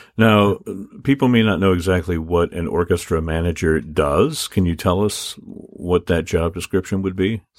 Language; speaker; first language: English; native; English